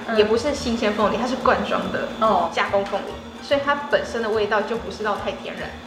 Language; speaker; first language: Chinese; native; Chinese